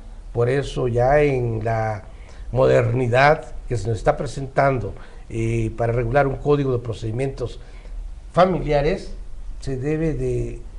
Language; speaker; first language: Spanish; native; Spanish